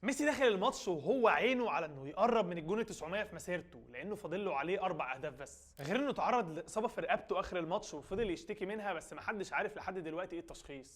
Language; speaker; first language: Arabic; native; Arabic